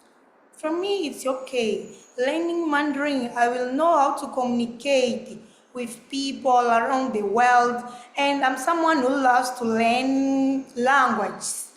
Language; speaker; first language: English; non-native, learner; Portuguese